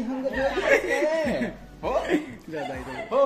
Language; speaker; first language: Japanese; non-native, learner; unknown